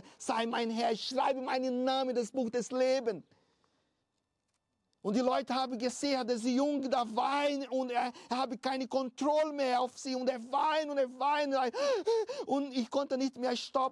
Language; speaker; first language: German; non-native, fluent; Portuguese